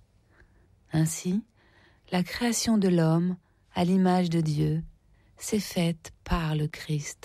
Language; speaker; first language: French; native; French